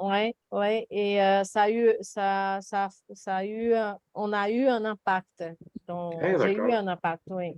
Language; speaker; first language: French; non-native, fluent; Portuguese